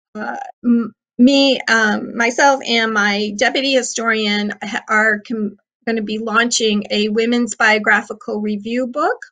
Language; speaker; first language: English; native; English